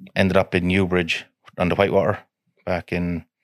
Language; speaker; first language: English; native; English